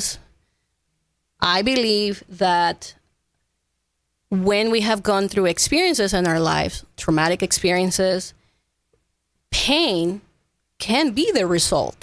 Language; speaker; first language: English; non-native, fluent; Spanish